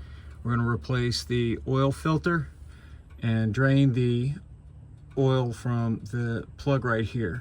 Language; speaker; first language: English; native; English